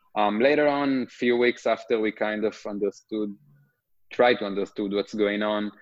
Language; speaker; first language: English; non-native, fluent; Hebrew